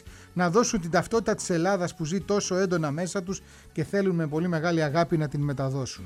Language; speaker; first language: Greek; native; Greek